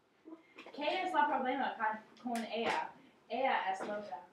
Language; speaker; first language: Spanish; non-native, learner; English